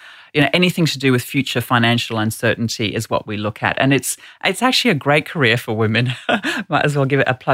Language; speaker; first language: English; native; English